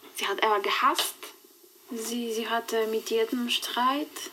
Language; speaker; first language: German; non-native, fluent; Polish